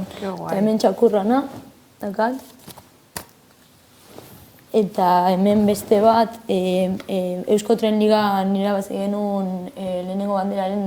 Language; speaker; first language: Basque; non-native, local second language; Spanish